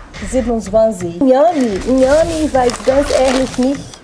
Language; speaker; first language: German; non-native, learner; Portuguese